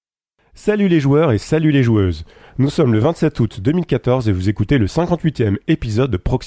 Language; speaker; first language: French; native; French